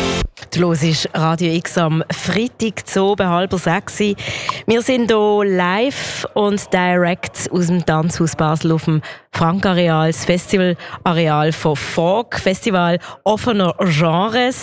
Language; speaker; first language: German; native; German